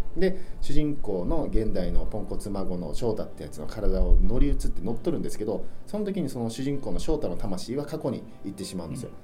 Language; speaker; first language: Japanese; native; Japanese